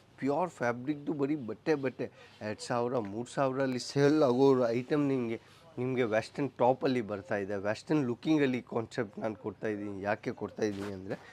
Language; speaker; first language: Kannada; non-native, local second language; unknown